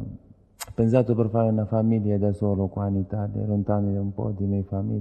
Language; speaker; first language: Italian; non-native, learner; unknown